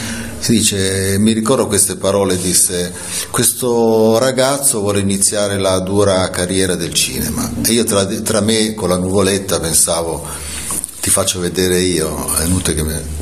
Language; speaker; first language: Italian; native; Italian